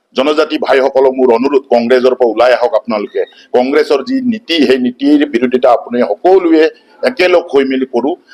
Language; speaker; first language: Assamese; non-native, local second language; Mising